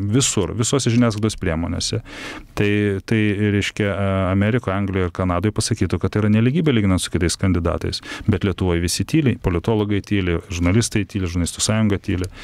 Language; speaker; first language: Lithuanian; native; Lithuanian